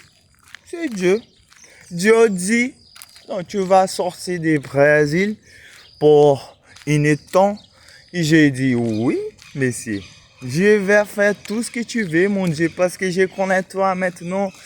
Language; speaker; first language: French; non-native, learner; Portuguese